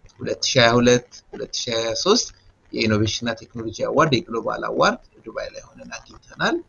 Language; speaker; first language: Amharic; native; Amharic